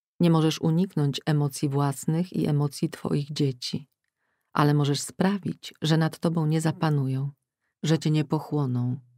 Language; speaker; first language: Polish; native; Polish